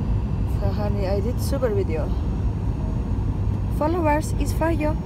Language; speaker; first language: English; non-native, learner; Russian